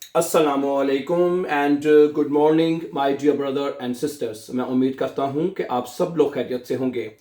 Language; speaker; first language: Urdu; native; Urdu